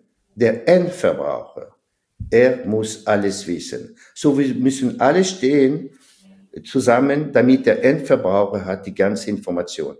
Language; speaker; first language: German; non-native, fluent; French